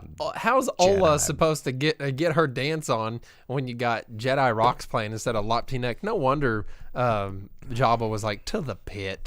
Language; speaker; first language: English; native; English